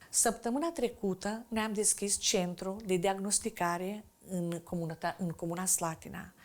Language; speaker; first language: Romanian; native; Romanian